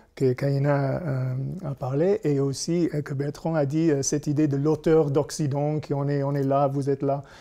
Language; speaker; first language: French; non-native, fluent; English